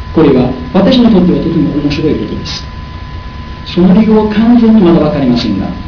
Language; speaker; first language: Japanese; non-native, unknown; Uzbek